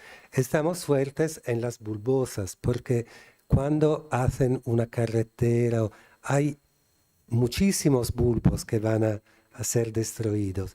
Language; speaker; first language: Spanish; non-native, fluent; Italian